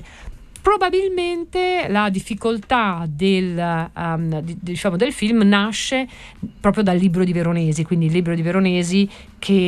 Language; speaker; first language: Italian; native; Italian